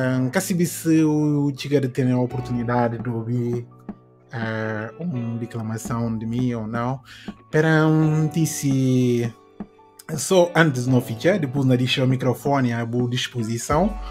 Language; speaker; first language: Portuguese; non-native, local second language; Upper Guinea Crioulo